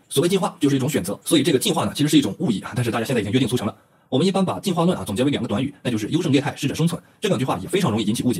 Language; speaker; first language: Chinese; native; Chinese